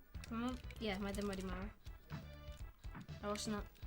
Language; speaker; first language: Welsh; non-native, local second language; English